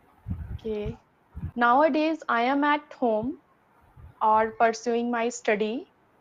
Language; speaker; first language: English; non-native, learner; Hindi